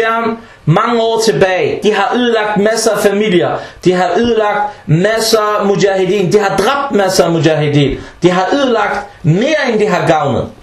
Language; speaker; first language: Danish; early bilingual, other home language; Arabic